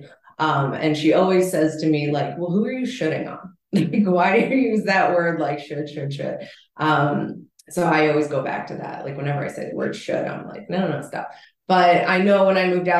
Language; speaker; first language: English; native; English